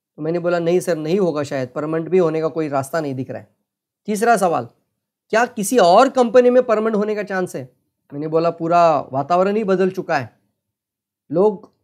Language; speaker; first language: Hindi; non-native, local second language; Marathi